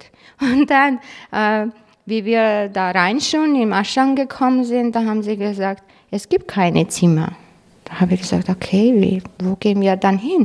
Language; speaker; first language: German; non-native, fluent; Croatian